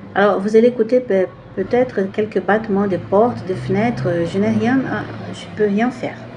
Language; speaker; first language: French; non-native, learner; Portuguese